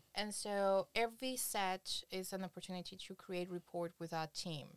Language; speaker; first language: English; non-native, fluent; Spanish